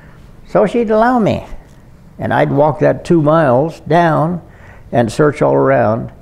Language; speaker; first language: English; native; English